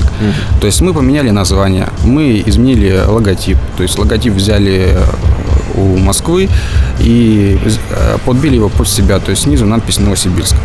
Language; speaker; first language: Russian; native; Russian